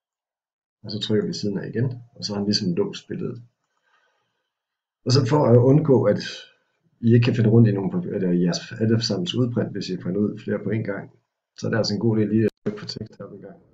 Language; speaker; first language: Danish; native; Danish